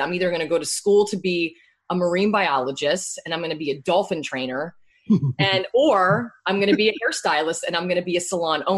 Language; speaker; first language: English; native; English